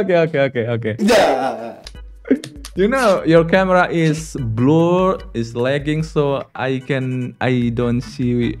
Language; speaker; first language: English; non-native, learner; Indonesian